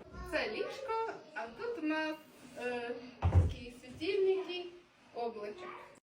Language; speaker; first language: Ukrainian; non-native, learner; English